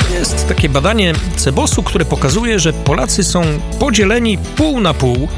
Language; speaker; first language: Polish; native; Polish